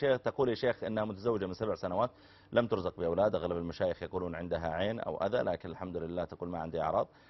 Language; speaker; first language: Arabic; native; Arabic